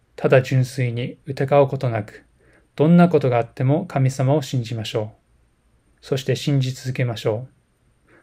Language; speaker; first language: Japanese; native; Japanese